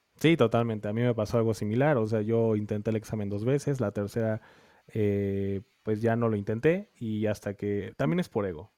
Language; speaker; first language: Spanish; native; Spanish